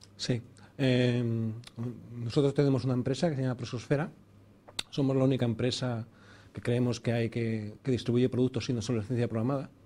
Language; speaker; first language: Spanish; native; Spanish